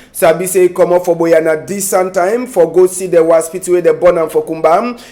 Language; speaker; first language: Nigerian Pidgin; native; Nigerian Pidgin